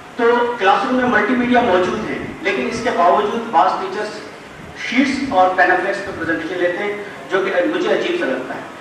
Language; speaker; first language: Urdu; non-native, local second language; Sindhi